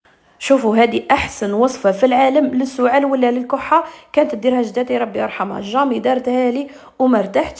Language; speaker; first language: Arabic; native; Arabic